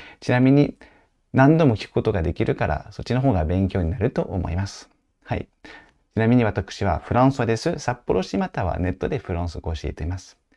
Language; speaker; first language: Japanese; non-native, fluent; French